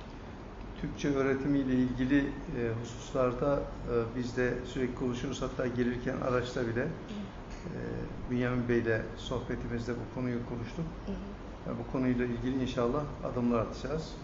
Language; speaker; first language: Turkish; native; Turkish